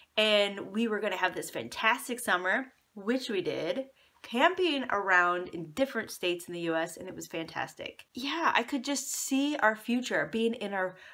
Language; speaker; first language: English; native; English